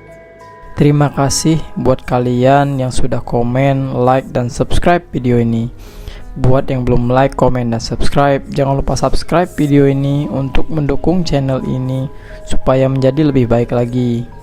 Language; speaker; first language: Indonesian; native; Indonesian